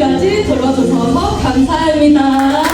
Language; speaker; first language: Korean; non-native, learner; Vietnamese